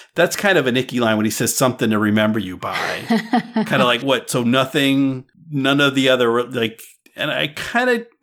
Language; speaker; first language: English; native; English